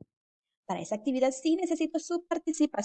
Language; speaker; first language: Spanish; native; Spanish